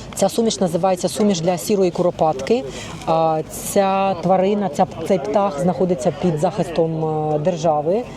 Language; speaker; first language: Ukrainian; native; Ukrainian